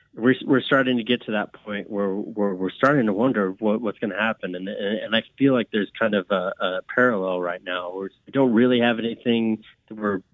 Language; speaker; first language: English; native; English